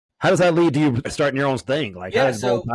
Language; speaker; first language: English; native; English